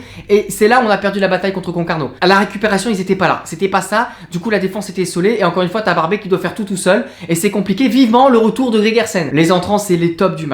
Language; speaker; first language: French; native; French